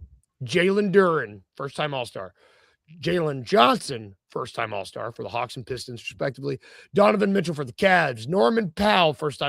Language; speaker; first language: English; native; English